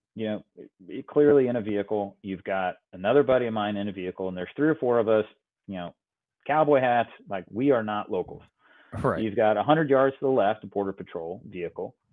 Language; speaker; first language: English; native; English